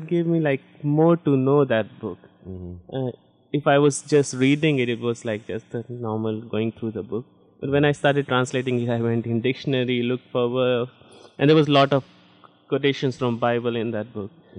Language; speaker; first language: English; non-native, local second language; Hindi